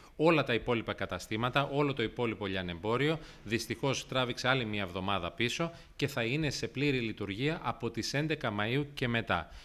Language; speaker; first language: Greek; native; Greek